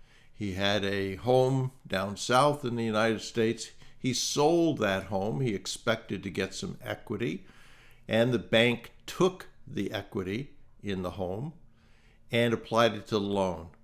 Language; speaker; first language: English; native; English